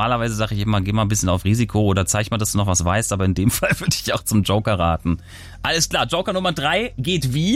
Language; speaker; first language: German; native; German